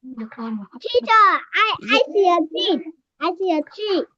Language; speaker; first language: English; non-native, learner; Vietnamese